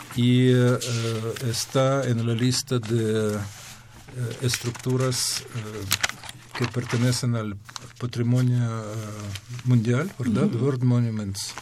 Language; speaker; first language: Spanish; non-native, fluent; Ukrainian